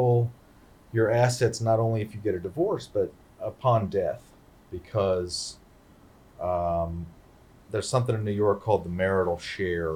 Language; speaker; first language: English; native; English